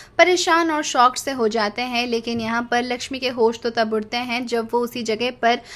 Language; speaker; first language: Hindi; native; Hindi